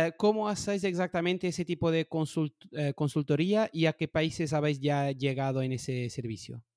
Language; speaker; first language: Spanish; non-native, fluent; Portuguese